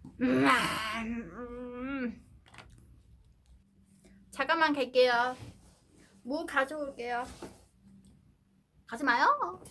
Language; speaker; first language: Korean; non-native, learner; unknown